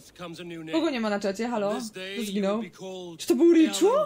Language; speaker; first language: Polish; native; Polish